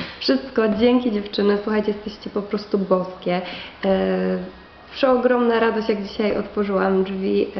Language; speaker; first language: Polish; native; Polish